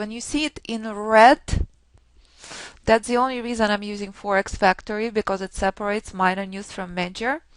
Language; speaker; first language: English; non-native, fluent; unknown